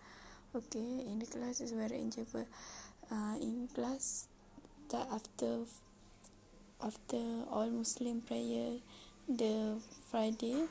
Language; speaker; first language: English; non-native, learner; Malay